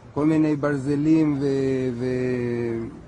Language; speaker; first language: Hebrew; native; Hebrew